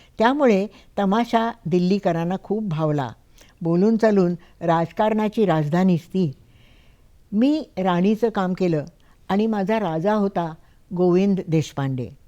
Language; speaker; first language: Marathi; native; Marathi